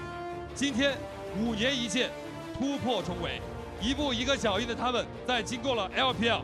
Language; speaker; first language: Chinese; native; Chinese